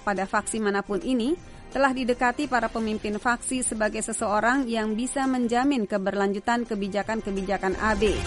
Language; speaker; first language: Indonesian; native; Indonesian